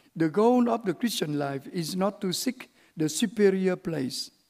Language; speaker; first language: English; early bilingual, other home language; Vietnamese